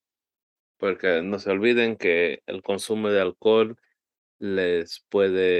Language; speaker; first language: Spanish; early bilingual, heritage; Spanish